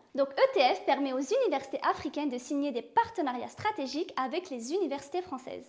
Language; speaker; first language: French; early bilingual, other home language; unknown